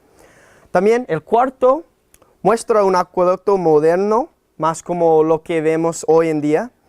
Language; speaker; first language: Spanish; non-native, fluent; English